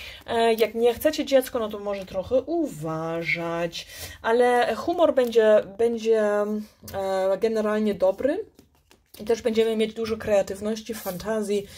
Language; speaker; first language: Polish; early bilingual, heritage; Polish